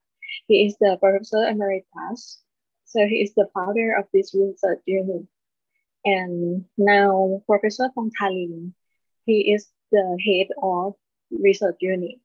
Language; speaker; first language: English; non-native, learner; Thai